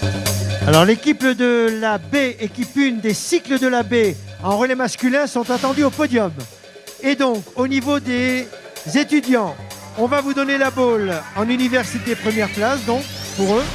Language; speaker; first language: French; native; French